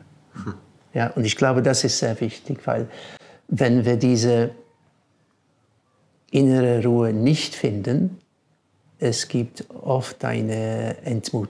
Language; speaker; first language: German; non-native, fluent; English